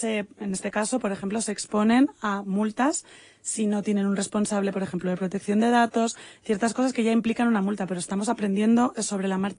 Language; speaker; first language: Spanish; native; Spanish